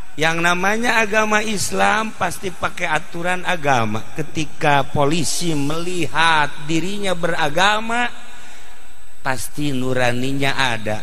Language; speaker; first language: Indonesian; non-native, local second language; Sundanese